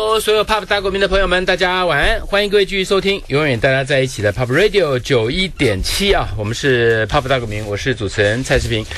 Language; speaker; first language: Chinese; native; Chinese